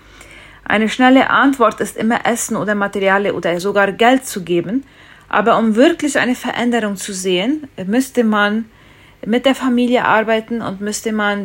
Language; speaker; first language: German; non-native, fluent; Spanish